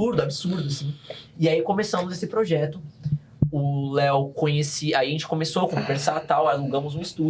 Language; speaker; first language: Portuguese; native; Portuguese